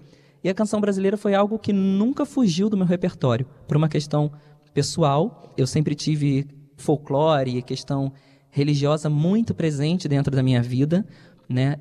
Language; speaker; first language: Portuguese; native; Portuguese